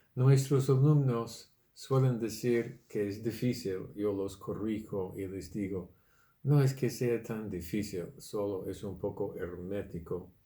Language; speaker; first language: Spanish; non-native, fluent; English